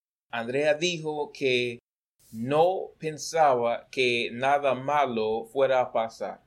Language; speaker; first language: Spanish; non-native, learner; English